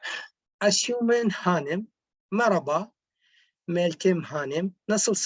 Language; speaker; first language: Turkish; non-native, fluent; Arabic